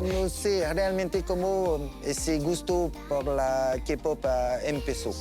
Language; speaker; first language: Spanish; non-native, learner; French